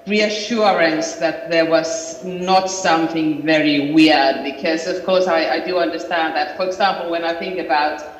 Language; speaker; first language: English; non-native, fluent; Finnish